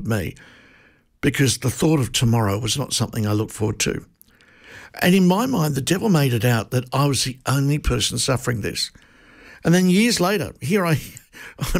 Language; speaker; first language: English; native; English